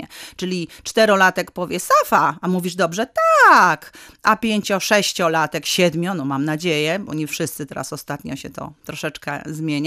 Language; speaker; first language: Polish; native; Polish